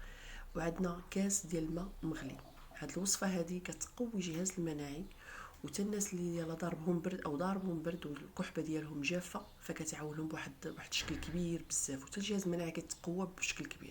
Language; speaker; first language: Arabic; native; Arabic